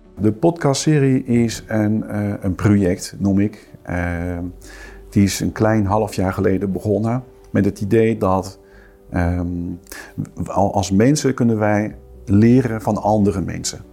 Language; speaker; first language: Dutch; non-native, fluent; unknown